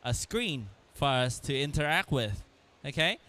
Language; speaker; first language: English; non-native, fluent; Vietnamese